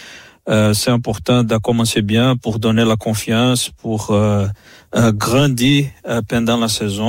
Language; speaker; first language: French; non-native, fluent; Portuguese